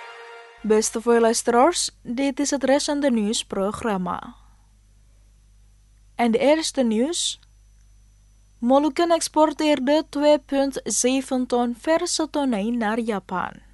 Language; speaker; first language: Dutch; non-native, fluent; Indonesian